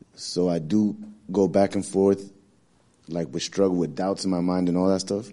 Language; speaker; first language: English; native; English